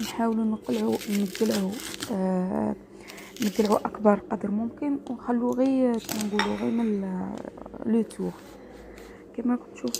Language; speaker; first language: Arabic; native; Arabic